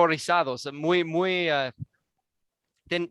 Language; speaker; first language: Spanish; non-native, fluent; English